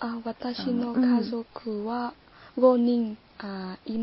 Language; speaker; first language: Japanese; non-native, learner; Vietnamese